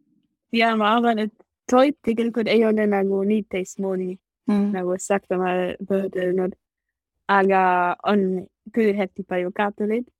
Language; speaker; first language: Estonian; non-native, learner; German